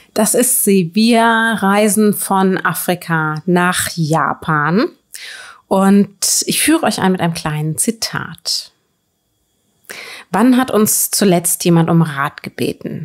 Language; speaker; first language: German; native; German